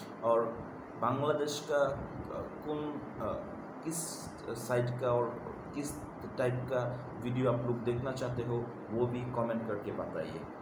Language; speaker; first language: Hindi; non-native, learner; Bangla